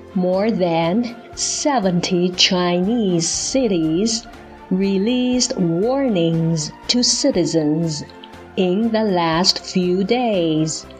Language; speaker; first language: English; non-native, fluent; Chinese